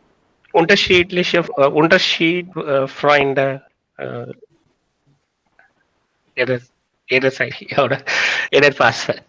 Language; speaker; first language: German; non-native, learner; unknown